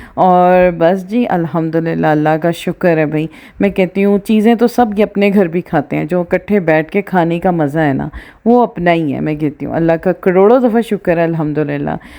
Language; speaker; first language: Urdu; non-native, local second language; Punjabi